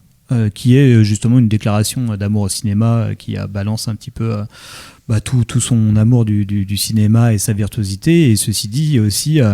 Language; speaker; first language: French; native; French